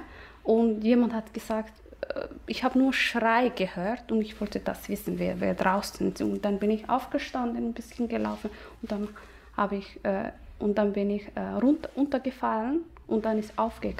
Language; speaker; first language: German; non-native, learner; Somali